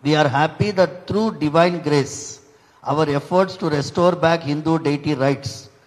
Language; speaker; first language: English; non-native, local second language; Telugu